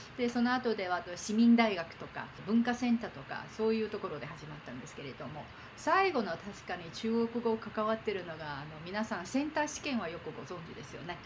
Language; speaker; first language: Japanese; non-native, fluent; Chinese